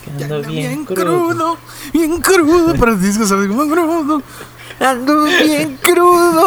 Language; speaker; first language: Spanish; native; Spanish